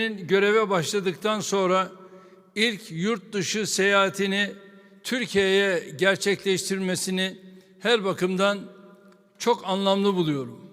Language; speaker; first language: Turkish; native; Turkish